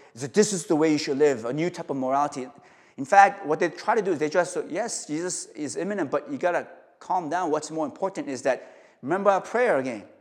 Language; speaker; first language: English; early bilingual, other home language; Korean